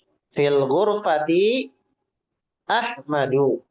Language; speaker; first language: Arabic; non-native, fluent; Indonesian